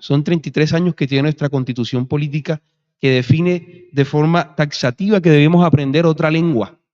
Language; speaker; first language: Spanish; native; Spanish